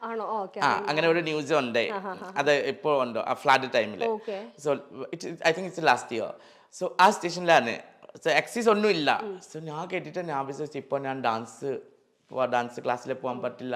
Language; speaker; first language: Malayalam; non-native, learner; Assamese